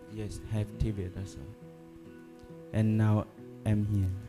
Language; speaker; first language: English; non-native, learner; Thai